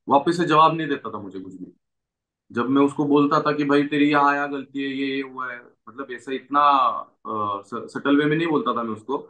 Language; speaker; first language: Hindi; non-native, local second language; Marathi